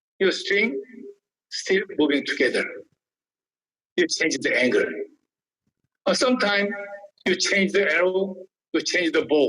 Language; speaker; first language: English; non-native, learner; Korean